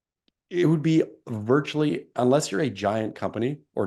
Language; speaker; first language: English; native; English